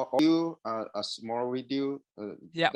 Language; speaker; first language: English; non-native, learner; Chinese